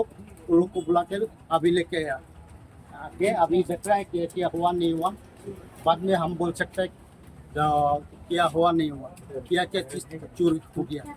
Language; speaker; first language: Hindi; non-native, local second language; Khasi